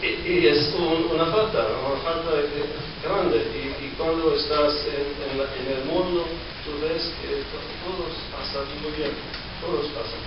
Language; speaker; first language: Spanish; non-native, learner; English